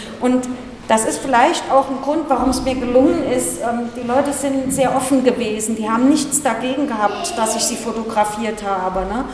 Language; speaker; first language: German; native; German